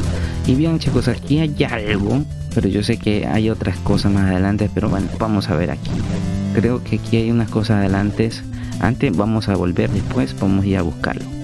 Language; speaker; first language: Spanish; native; Spanish